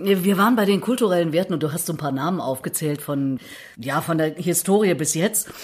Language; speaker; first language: German; native; German